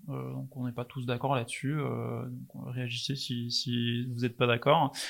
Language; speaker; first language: French; non-native, fluent; English